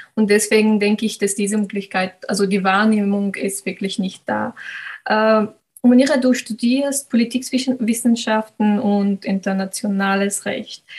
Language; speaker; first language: German; non-native, fluent; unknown